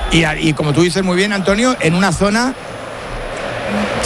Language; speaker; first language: Spanish; native; Spanish